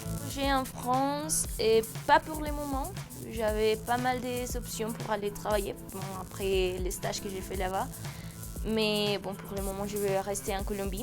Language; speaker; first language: French; non-native, fluent; Spanish